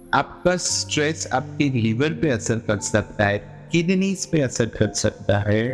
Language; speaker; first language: Hindi; non-native, local second language; Gujarati